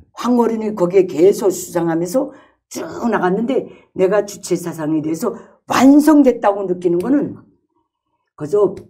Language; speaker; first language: Korean; native; Korean